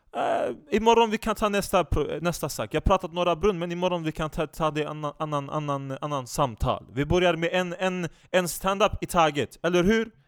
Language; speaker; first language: Swedish; non-native, fluent; Turkish